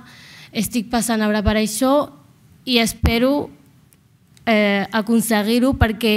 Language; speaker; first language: Catalan; non-native, local second language; Arabic